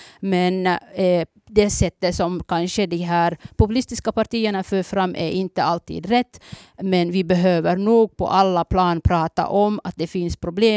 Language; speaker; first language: Swedish; early bilingual, other home language; Somali